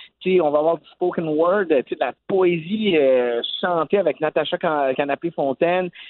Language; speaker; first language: French; native; French